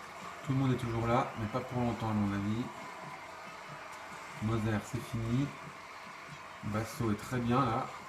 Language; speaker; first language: French; native; French